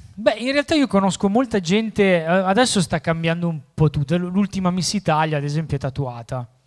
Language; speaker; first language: Italian; native; Italian